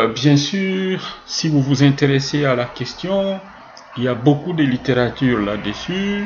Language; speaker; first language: French; non-native, local second language; Swahili